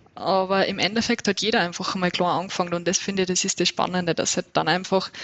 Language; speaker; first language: German; native; German